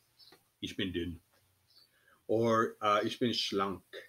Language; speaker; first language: German; non-native, fluent; English